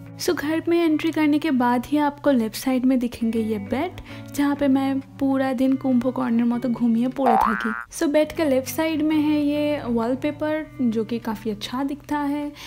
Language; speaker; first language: Hindi; non-native, local second language; Bangla